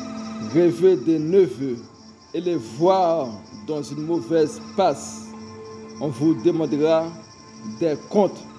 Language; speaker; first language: French; non-native, local second language; Haitian Creole